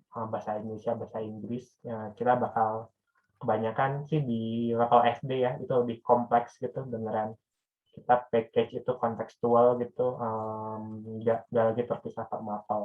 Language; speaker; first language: Indonesian; native; Indonesian